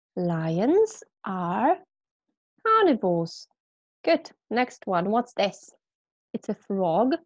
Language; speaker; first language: English; non-native, fluent; Polish